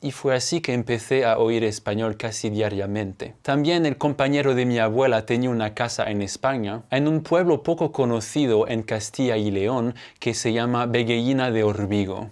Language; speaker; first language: Spanish; non-native, fluent; French